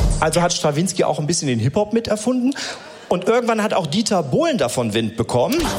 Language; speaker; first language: German; native; German